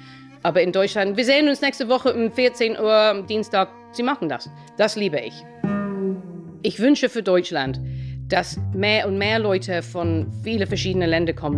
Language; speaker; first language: German; non-native, fluent; English